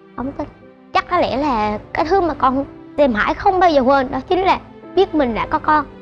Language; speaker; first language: Vietnamese; native; Vietnamese